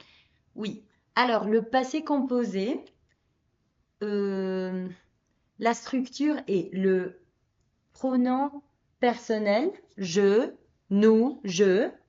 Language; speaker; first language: French; non-native, fluent; Spanish